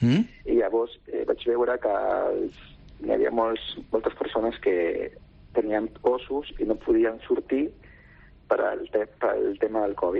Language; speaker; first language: Catalan; non-native, local second language; Spanish